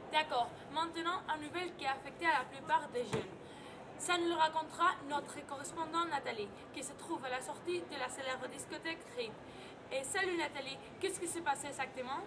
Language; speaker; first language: French; non-native, learner; Spanish